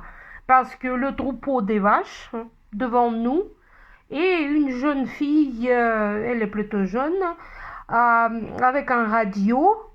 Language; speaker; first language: French; non-native, fluent; Russian